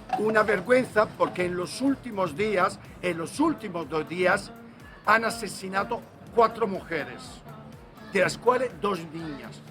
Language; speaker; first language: Spanish; non-native, fluent; Italian